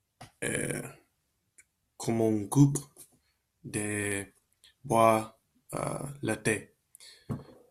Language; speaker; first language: French; non-native, learner; Spanish